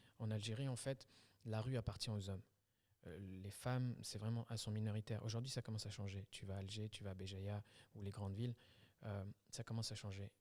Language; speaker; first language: French; early bilingual, other home language; Kabyle